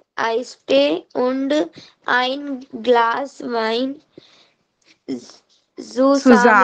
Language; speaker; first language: German; non-native, learner; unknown